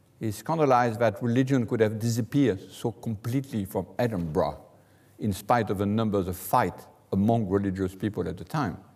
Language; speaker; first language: English; non-native, fluent; French